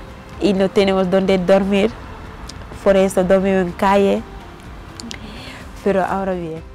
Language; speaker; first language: Spanish; non-native, learner; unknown